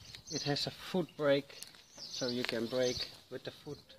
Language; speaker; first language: English; non-native, learner; Dutch